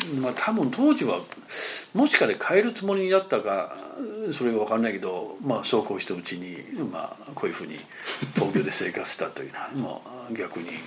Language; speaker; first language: Japanese; non-native, fluent; Chinese